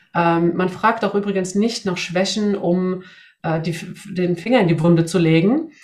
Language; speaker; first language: German; non-native, fluent; Swedish